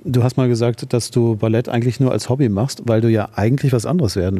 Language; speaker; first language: German; native; German